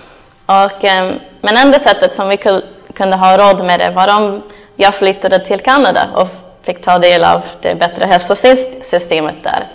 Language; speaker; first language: Swedish; non-native, fluent; English